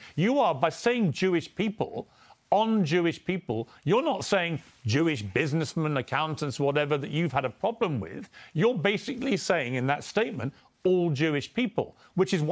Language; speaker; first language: English; native; English